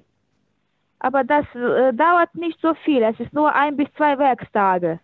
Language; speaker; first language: German; non-native, learner; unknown